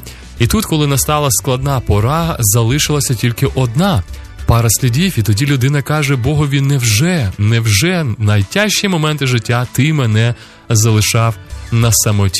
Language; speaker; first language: Ukrainian; native; Ukrainian